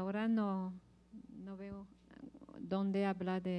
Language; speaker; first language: Spanish; non-native, fluent; French